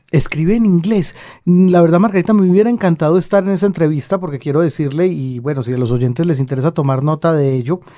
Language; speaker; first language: Spanish; native; Spanish